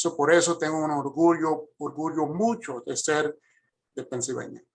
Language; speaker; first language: Spanish; early bilingual, other home language; English